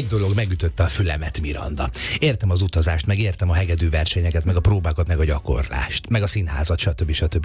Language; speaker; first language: Hungarian; native; Hungarian